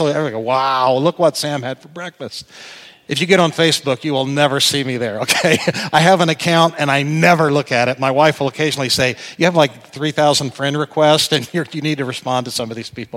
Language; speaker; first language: English; native; English